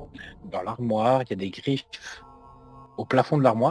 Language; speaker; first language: French; native; French